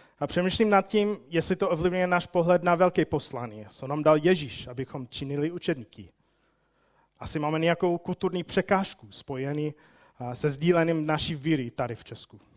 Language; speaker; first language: Czech; non-native, fluent; English